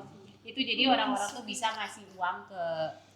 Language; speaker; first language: Indonesian; native; Indonesian